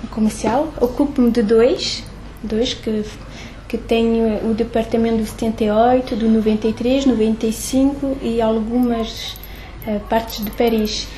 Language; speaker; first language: Portuguese; early bilingual, heritage; French